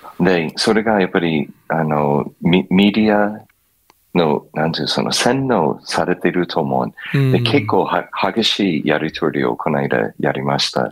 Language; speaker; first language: Japanese; non-native, fluent; English